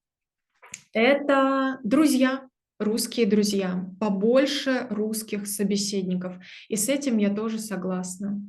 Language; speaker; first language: Russian; native; Russian